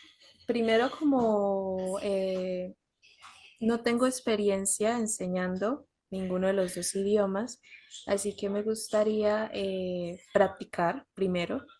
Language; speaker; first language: Spanish; non-native, learner; French